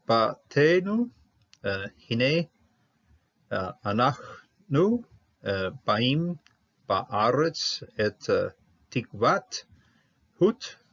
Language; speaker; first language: Hebrew; non-native, fluent; English